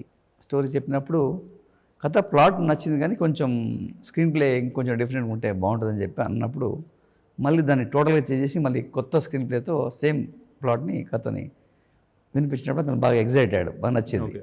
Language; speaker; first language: Telugu; native; Telugu